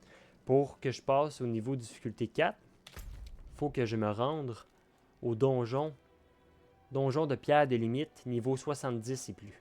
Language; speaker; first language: French; native; French